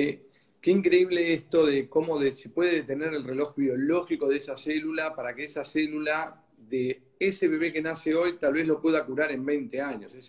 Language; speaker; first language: Spanish; native; Spanish